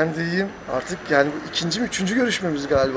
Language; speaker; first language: Turkish; native; Turkish